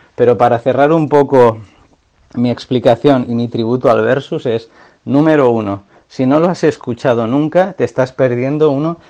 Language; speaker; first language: Spanish; native; Spanish